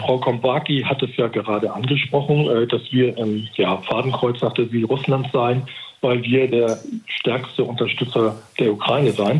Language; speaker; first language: German; native; German